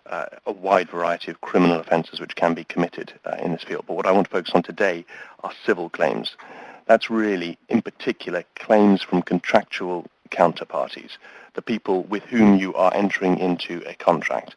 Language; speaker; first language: English; native; English